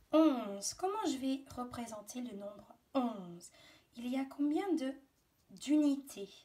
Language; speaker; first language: French; native; French